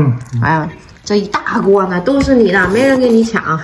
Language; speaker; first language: Chinese; native; Chinese